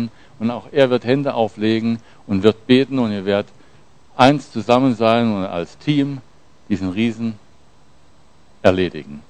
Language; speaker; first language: German; native; German